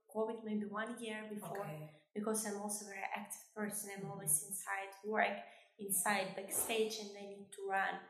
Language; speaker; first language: English; non-native, fluent; Albanian